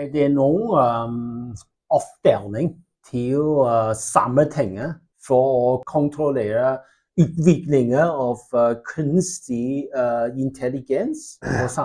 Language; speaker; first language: Norwegian; non-native, learner; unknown